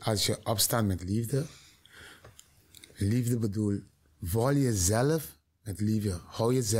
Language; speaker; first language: Dutch; non-native, learner; Papiamento